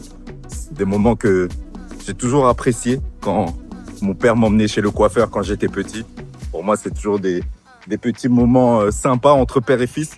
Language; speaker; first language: French; native; French